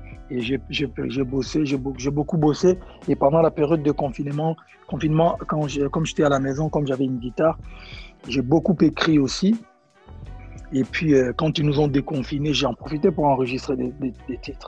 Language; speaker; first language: French; non-native, local second language; Lingala